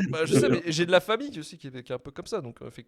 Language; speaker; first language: French; native; French